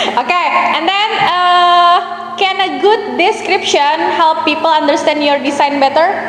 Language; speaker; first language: English; non-native, fluent; Indonesian